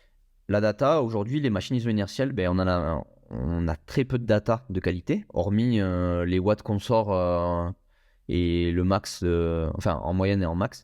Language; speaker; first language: French; native; French